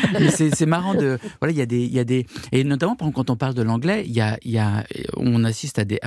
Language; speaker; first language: French; early bilingual, other home language; Arabic